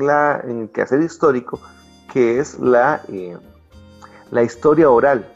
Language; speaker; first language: Spanish; native; Spanish